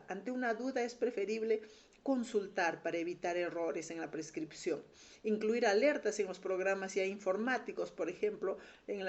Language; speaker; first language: Spanish; native; Spanish